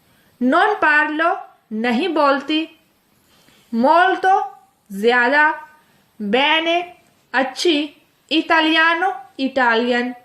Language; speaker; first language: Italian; non-native, fluent; Urdu